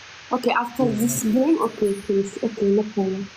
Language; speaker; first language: English; non-native, learner; Oromo